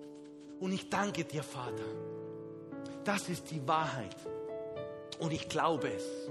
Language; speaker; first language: German; non-native, fluent; Spanish